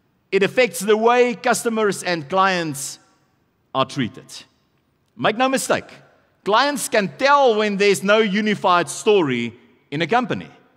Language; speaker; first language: English; non-native, local second language; Afrikaans